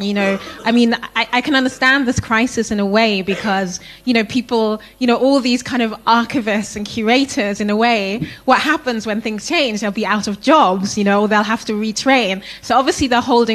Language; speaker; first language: English; non-native, local second language; Akan